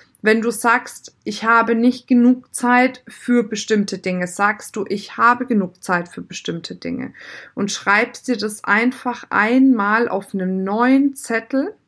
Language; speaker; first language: German; native; German